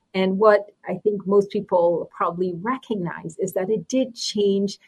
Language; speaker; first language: English; native; English